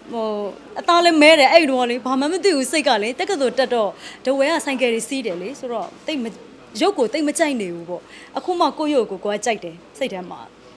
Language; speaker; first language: Burmese; native; Burmese